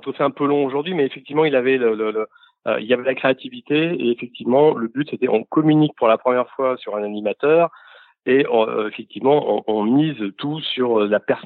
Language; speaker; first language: French; native; French